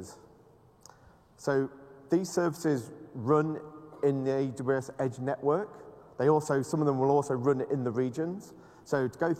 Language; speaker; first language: English; native; English